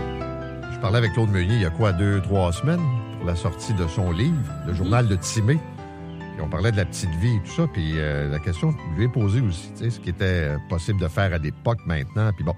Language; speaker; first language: French; native; French